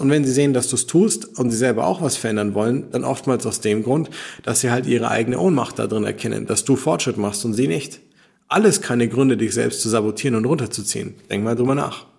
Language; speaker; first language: German; native; German